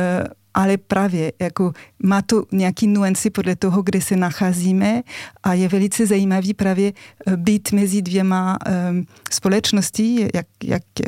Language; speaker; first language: Czech; non-native, fluent; French